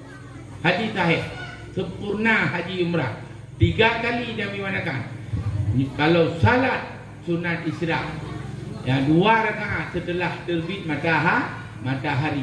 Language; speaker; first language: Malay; non-native, local second language; Achinese